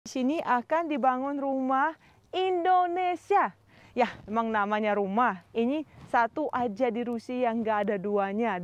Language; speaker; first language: Indonesian; non-native, fluent; Russian